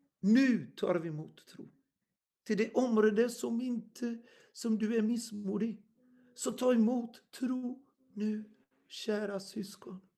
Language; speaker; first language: Swedish; non-native, fluent; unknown